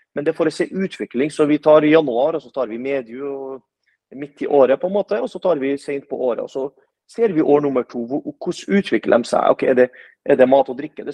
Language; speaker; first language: Norwegian; early bilingual, other home language; Arabic